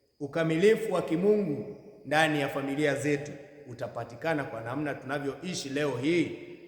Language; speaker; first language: Swahili; native; Swahili